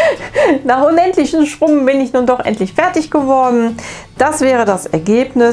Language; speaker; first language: German; native; German